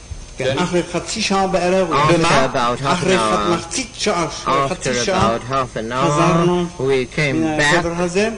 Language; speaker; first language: Hebrew; non-native, fluent; German